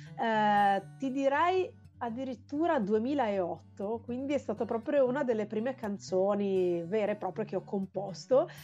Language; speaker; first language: Italian; native; Italian